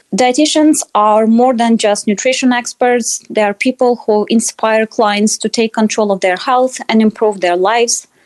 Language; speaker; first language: English; non-native, fluent; Russian